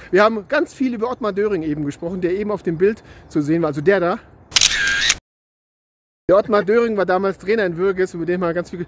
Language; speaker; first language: German; native; German